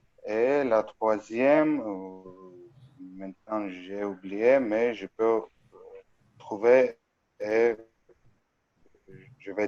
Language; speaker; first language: French; non-native, fluent; Armenian